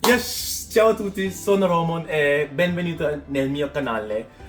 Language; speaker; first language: Italian; non-native, learner; English